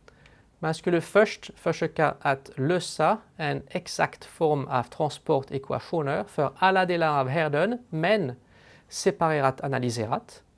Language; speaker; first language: Swedish; non-native, fluent; French